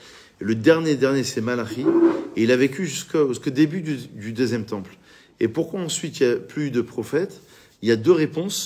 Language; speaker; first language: French; native; French